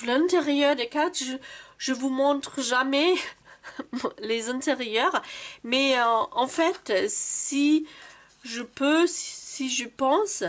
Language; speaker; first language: French; non-native, fluent; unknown